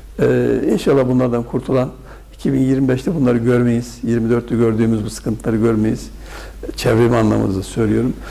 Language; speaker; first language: Turkish; native; Turkish